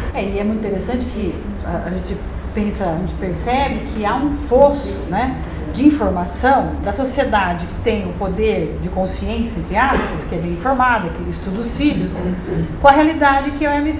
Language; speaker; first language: Portuguese; native; Portuguese